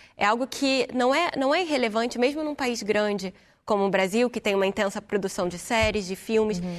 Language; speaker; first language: Portuguese; native; Portuguese